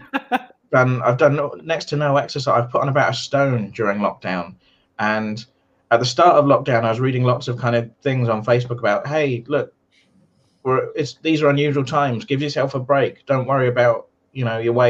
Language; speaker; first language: English; native; English